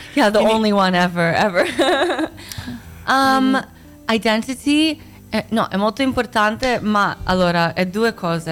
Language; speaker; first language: Italian; non-native, fluent; Croatian